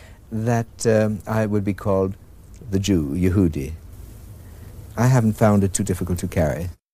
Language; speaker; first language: English; native; English